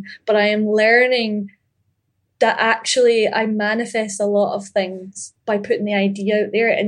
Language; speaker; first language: English; native; English